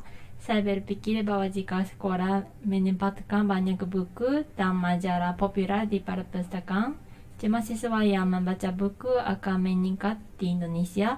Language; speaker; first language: Indonesian; non-native, learner; Japanese